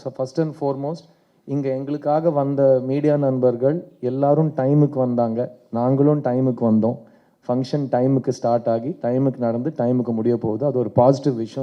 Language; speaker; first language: Tamil; native; Tamil